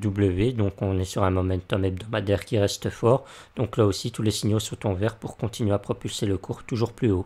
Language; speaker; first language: French; native; French